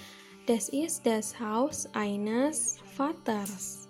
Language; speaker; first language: German; non-native, fluent; Indonesian